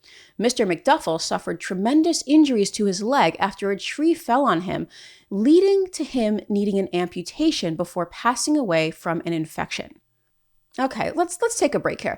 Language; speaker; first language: English; native; English